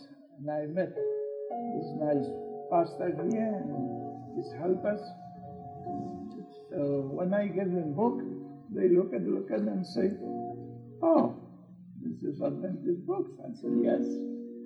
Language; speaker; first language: English; non-native, fluent; Polish